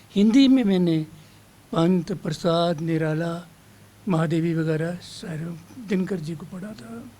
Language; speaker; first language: Hindi; non-native, local second language; Dogri